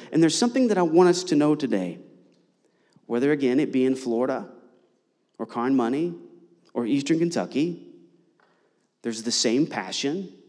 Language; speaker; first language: English; native; English